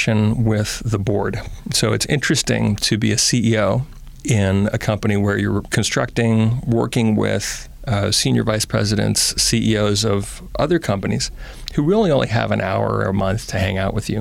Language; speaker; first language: English; native; English